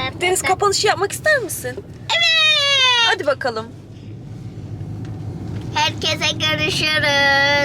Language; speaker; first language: Turkish; early bilingual, heritage; Turkish